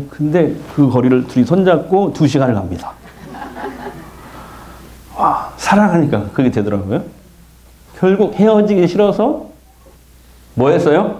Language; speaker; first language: Korean; native; Korean